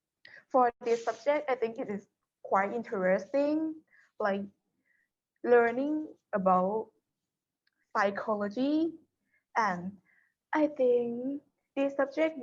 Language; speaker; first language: English; non-native, learner; Thai